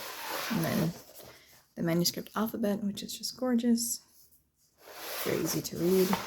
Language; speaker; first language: English; native; English